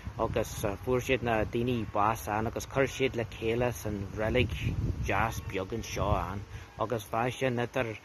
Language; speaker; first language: Irish; native; Irish